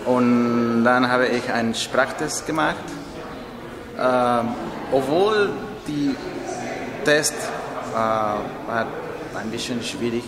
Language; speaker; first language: German; non-native, learner; Spanish